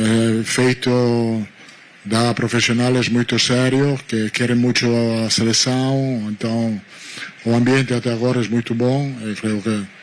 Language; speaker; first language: Portuguese; non-native, learner; Italian